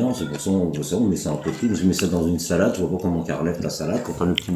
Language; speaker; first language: French; native; French